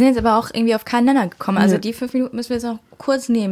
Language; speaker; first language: German; native; German